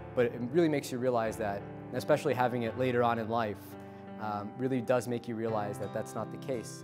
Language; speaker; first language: English; native; English